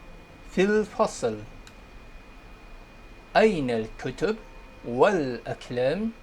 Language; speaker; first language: Arabic; non-native, fluent; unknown